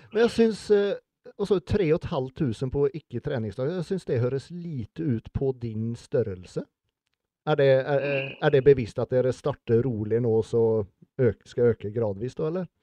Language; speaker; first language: Norwegian; native; Norwegian